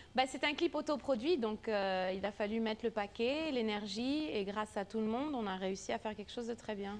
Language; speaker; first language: French; early bilingual, other home language; Arabic